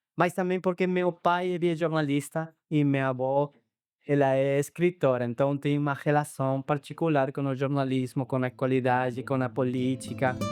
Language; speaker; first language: Portuguese; non-native, fluent; Spanish